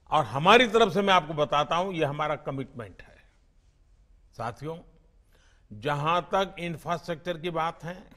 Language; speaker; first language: Hindi; non-native, local second language; Gujarati